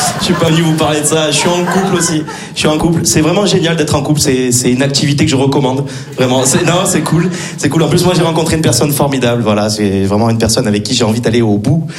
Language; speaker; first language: French; native; French